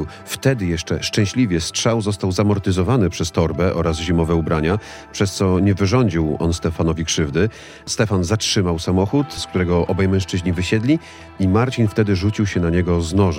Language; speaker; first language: Polish; native; Polish